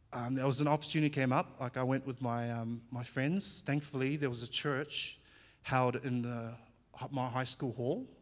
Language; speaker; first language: English; early bilingual, other home language; Fijian